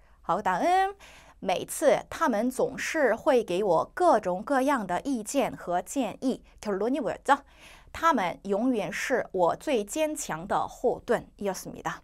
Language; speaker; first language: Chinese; non-native, fluent; Korean